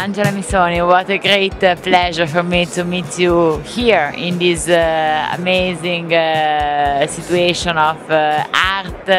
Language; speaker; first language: English; non-native, fluent; Italian